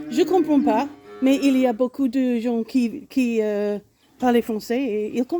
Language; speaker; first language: French; non-native, learner; English